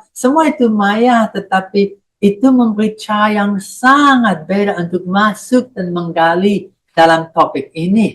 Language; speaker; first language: Indonesian; non-native, fluent; English